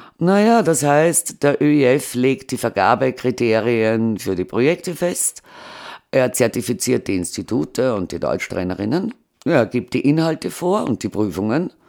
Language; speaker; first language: German; native; German